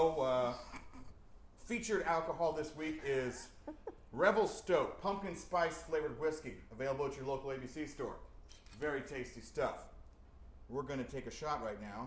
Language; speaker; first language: English; native; English